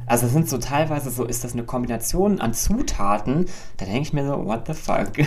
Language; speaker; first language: German; native; German